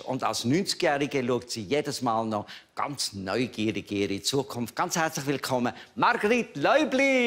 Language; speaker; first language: German; native; German